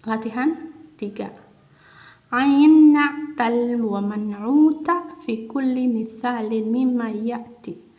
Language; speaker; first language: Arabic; non-native, learner; Indonesian